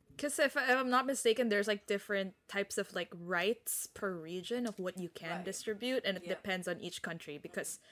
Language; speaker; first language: English; non-native, local second language; Filipino